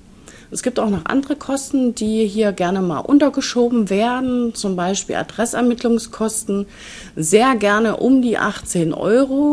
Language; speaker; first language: German; native; German